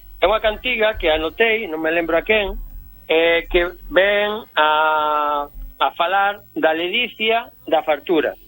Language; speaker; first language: Galician; native; Galician